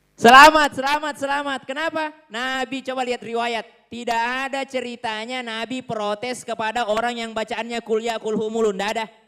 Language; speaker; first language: Indonesian; native; Indonesian